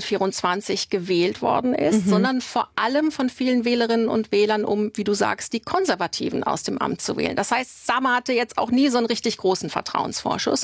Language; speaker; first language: German; native; German